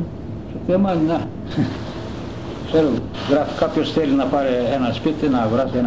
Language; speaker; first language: Greek; non-native, local second language; Turkish